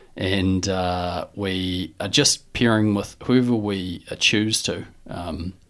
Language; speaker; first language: English; native; English